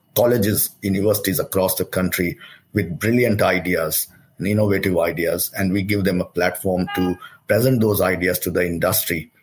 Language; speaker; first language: English; non-native, local second language; Hindi